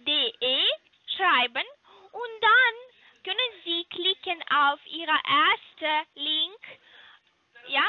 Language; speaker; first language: German; non-native, learner; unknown